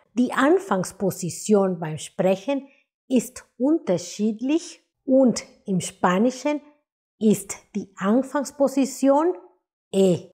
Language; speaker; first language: German; non-native, fluent; Spanish